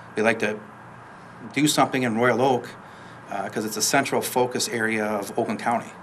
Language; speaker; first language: English; native; English